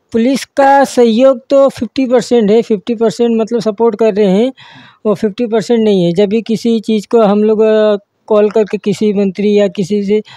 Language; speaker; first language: Hindi; native; Hindi